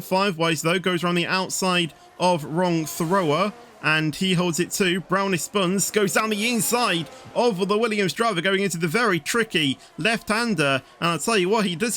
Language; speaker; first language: English; native; English